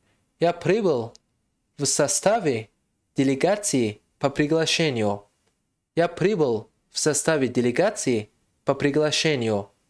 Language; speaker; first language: Russian; non-native, fluent; Tajik